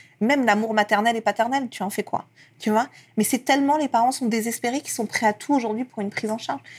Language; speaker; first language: French; early bilingual, other home language; Persian